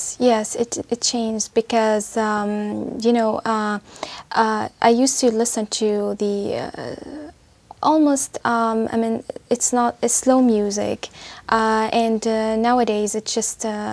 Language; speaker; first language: English; non-native, fluent; Arabic